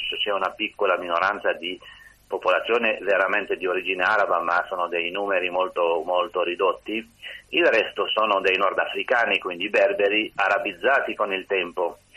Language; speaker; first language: Italian; non-native, fluent; Kabyle